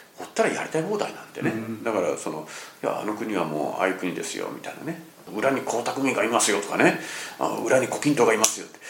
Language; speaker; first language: Japanese; native; Japanese